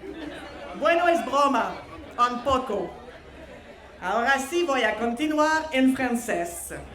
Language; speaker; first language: Spanish; non-native, learner; French